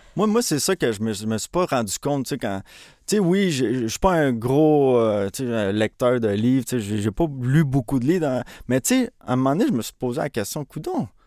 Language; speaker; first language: French; early bilingual, other home language; Spanish